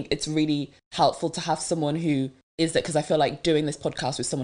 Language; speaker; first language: English; early bilingual, other home language; French